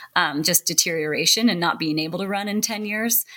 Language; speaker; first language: English; native; English